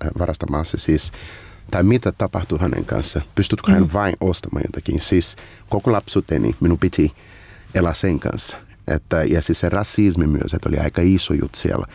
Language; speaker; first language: Finnish; non-native, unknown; Portuguese